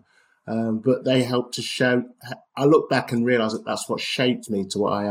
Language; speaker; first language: English; native; English